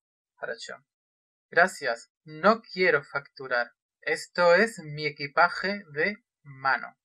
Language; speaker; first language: Spanish; non-native, fluent; Russian